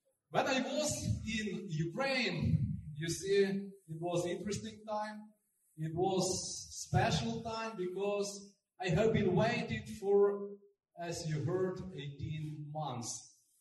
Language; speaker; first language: English; non-native, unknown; Ukrainian